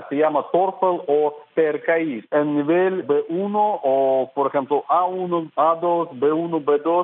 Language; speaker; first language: Spanish; non-native, fluent; Russian